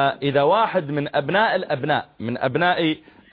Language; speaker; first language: Arabic; native; Arabic